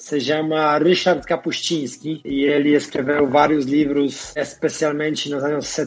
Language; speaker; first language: Portuguese; non-native, fluent; Polish